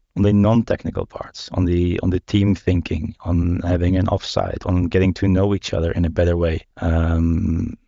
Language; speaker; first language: English; non-native, fluent; Dutch